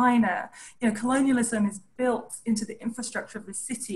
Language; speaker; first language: English; native; English